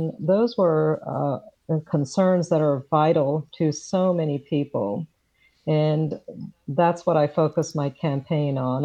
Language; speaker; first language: English; native; English